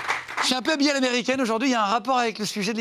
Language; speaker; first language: French; native; French